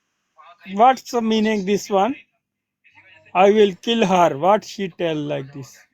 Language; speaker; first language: English; non-native, learner; Hindi